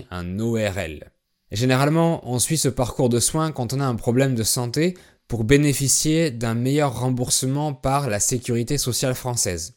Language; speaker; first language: French; native; French